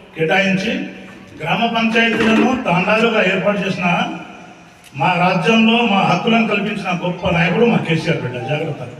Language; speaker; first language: Telugu; non-native, local second language; Lambadi